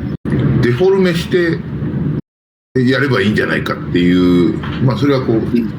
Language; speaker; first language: Japanese; native; Japanese